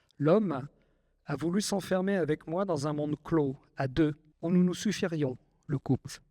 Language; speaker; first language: French; native; French